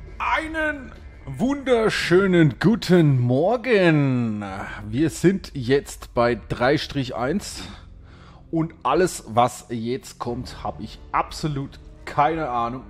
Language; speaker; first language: German; native; German